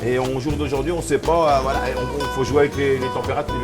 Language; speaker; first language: French; native; French